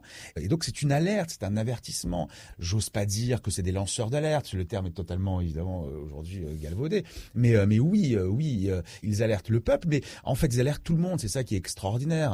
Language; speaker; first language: French; native; French